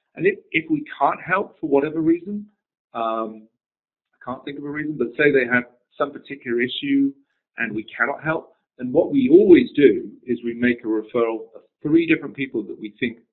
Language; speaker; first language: English; native; English